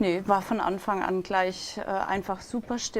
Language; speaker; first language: German; native; German